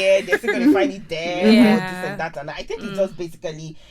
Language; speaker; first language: English; non-native, local second language; Yoruba